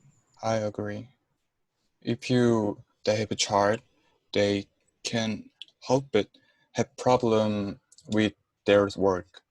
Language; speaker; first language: English; non-native, learner; Korean